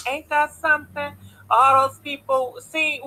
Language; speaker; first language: English; native; English